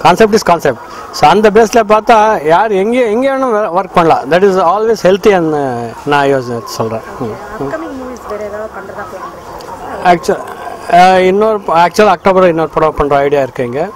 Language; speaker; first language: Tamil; non-native, local second language; Kannada